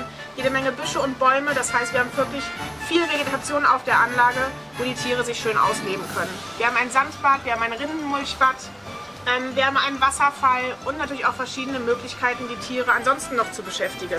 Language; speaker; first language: German; native; German